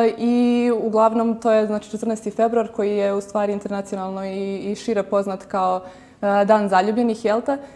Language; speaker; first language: Croatian; native; Croatian